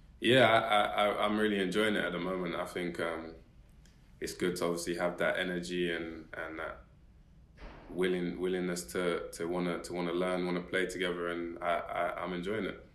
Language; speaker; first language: English; native; English